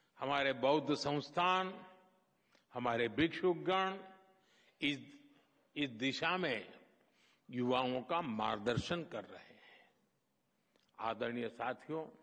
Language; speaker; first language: Hindi; non-native, local second language; Gujarati